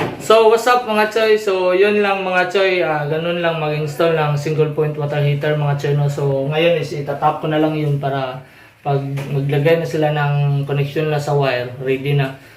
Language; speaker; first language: Filipino; non-native, local second language; Cebuano